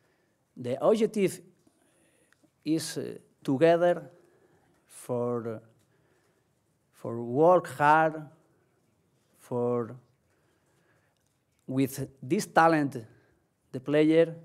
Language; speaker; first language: English; non-native, learner; Spanish